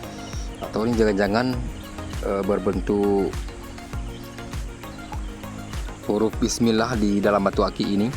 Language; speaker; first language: Indonesian; non-native, local second language; Achinese